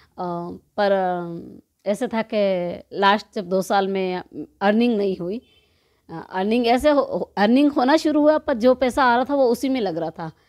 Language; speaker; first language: Hindi; native; Hindi